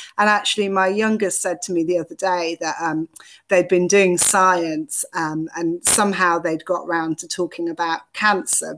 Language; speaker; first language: English; native; English